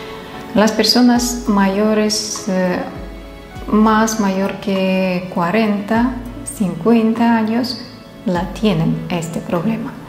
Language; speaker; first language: Spanish; non-native, fluent; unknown